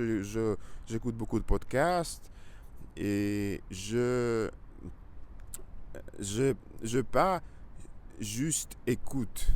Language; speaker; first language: French; non-native, learner; Russian